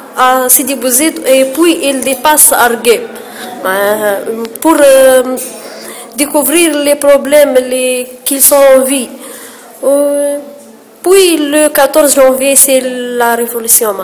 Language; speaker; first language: French; non-native, learner; Arabic